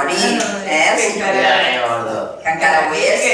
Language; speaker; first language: Catalan; native; Catalan